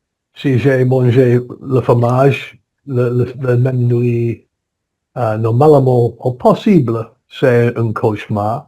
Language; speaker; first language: French; non-native, learner; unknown